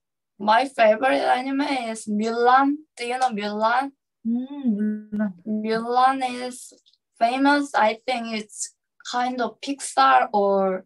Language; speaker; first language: English; non-native, learner; Korean